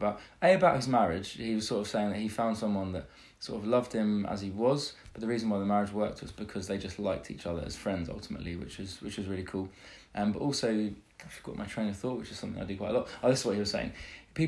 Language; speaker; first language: English; native; English